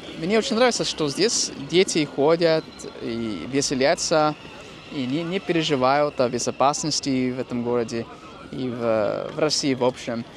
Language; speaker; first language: Russian; non-native, fluent; English